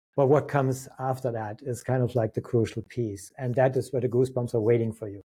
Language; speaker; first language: English; non-native, fluent; German